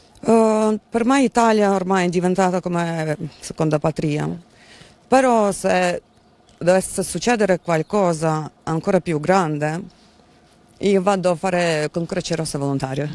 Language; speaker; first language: Italian; non-native, learner; Ukrainian